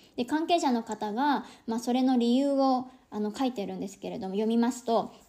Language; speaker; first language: Japanese; native; Japanese